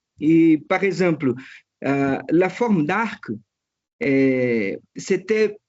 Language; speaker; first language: French; non-native, fluent; Portuguese